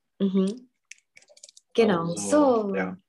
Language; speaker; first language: German; non-native, fluent; Czech